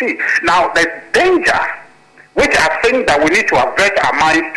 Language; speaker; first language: English; non-native, local second language; Ewe